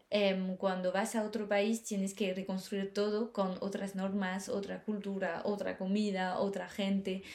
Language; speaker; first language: Spanish; non-native, fluent; French